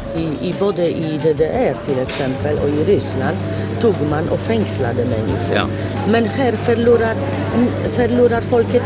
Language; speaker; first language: Swedish; non-native, fluent; Polish